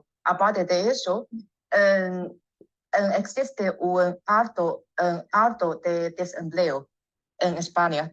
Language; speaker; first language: Spanish; non-native, learner; Chinese